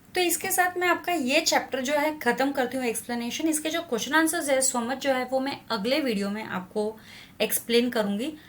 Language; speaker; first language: Hindi; non-native, local second language; Marathi